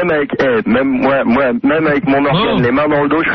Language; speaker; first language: French; native; French